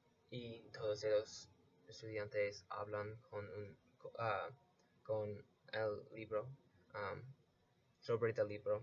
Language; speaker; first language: Spanish; non-native, learner; English